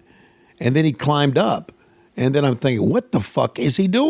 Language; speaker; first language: English; native; English